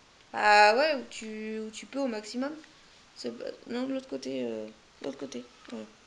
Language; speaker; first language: French; native; French